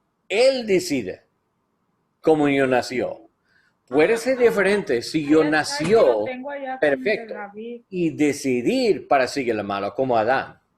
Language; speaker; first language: Spanish; non-native, learner; English